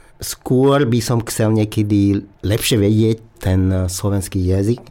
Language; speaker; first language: Slovak; non-native, learner; Vietnamese